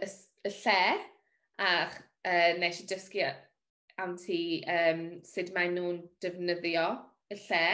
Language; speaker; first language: Welsh; non-native, learner; English